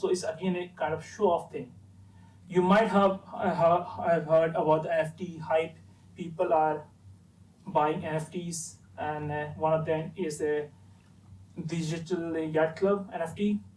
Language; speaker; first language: English; non-native, fluent; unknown